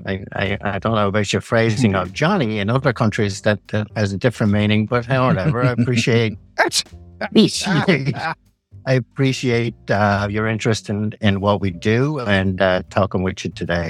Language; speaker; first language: English; native; English